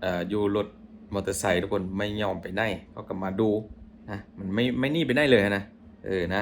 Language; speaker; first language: Thai; non-native, local second language; Lao